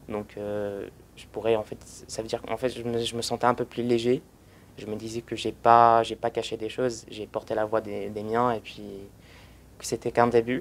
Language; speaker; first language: French; early bilingual, other home language; Arabic